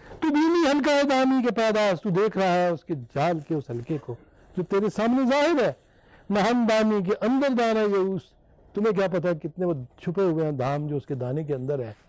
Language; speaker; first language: Urdu; non-native, local second language; Punjabi